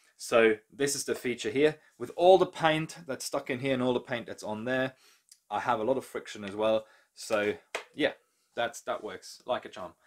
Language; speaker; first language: English; non-native, fluent; German